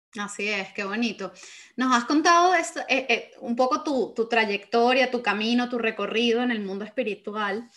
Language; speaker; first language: Spanish; native; Spanish